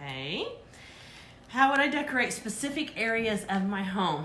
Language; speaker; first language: English; native; English